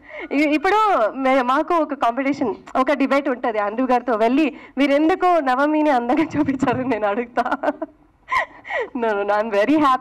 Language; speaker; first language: Telugu; non-native, fluent; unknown